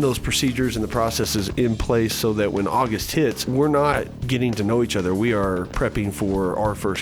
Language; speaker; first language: English; native; English